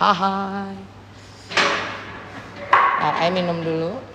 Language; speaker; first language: Indonesian; native; Indonesian